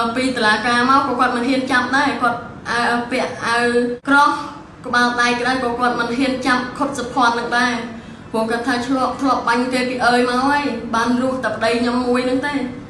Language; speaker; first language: Khmer; non-native, local second language; Eastern Cham